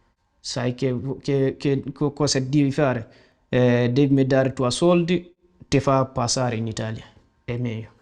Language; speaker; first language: Italian; non-native, learner; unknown